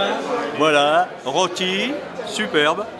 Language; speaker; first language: French; native; French